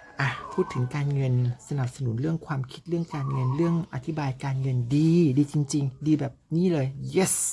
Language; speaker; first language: Thai; native; Thai